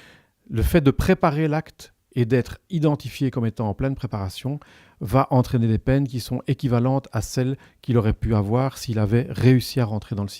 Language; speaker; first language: French; native; French